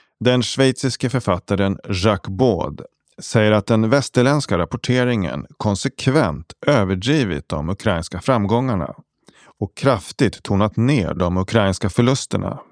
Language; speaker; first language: Swedish; native; Swedish